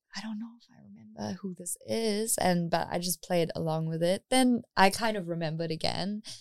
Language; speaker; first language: English; native; English